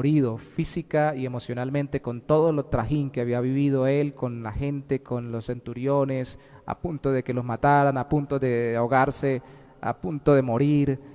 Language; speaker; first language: Spanish; native; Spanish